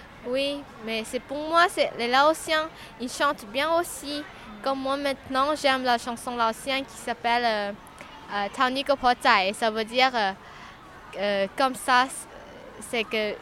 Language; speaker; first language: French; non-native, learner; Lao